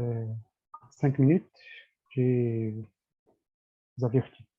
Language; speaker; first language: French; non-native, fluent; Portuguese